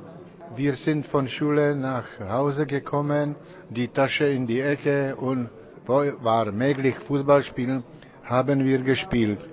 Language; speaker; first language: German; non-native, learner; Czech